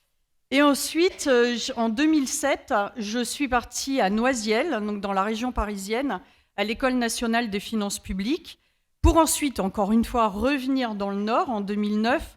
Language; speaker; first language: French; native; French